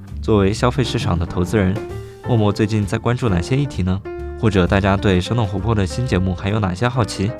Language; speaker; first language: Chinese; native; Chinese